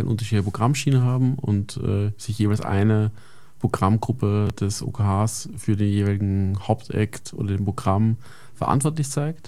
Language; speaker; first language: German; native; German